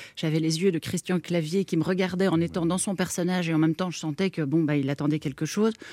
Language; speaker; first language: French; native; French